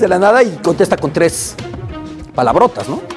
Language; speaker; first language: Spanish; native; Spanish